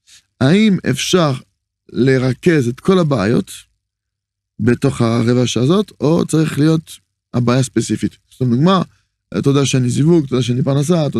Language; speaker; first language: Hebrew; non-native, fluent; French